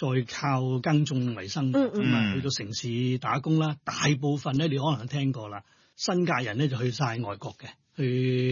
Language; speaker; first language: Cantonese; non-native, local second language; Hakka Chinese